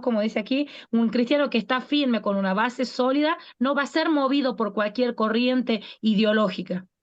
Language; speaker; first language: Spanish; native; Spanish